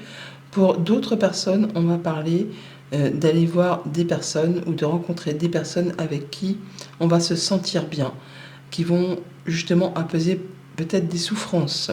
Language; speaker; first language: French; native; French